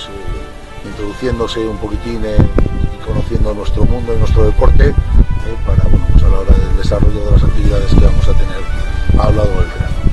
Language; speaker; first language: Spanish; native; Spanish